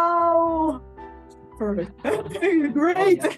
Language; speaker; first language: English; non-native, learner; Japanese